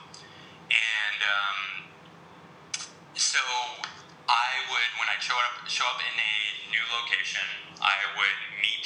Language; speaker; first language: English; native; English